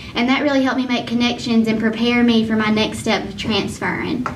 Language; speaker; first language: English; native; English